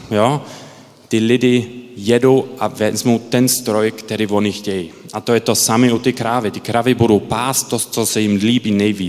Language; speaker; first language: Czech; early bilingual, heritage; Czech